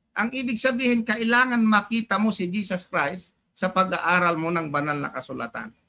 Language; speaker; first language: Filipino; native; Filipino